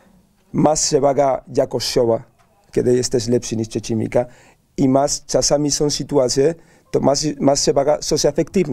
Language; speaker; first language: Polish; non-native, learner; Spanish